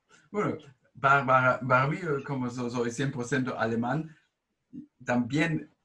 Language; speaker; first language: Spanish; non-native, fluent; German